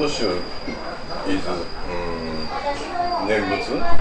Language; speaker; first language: English; non-native, learner; Japanese